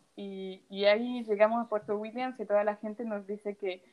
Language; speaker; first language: Spanish; non-native, fluent; French